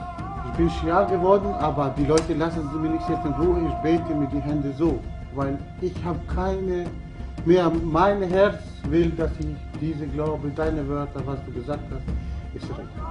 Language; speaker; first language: German; early bilingual, other home language; Albanian